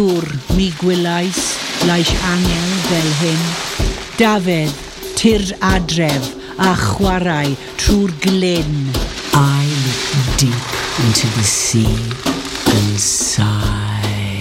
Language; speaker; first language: English; native; English